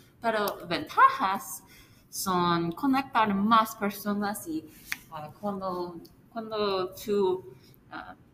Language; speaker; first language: Spanish; non-native, learner; English